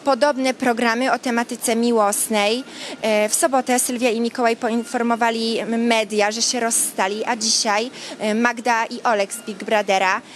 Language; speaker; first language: Polish; native; Polish